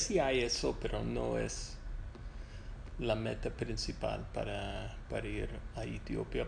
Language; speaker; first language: Spanish; non-native, fluent; English